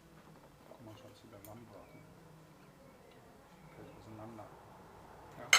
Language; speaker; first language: German; native; German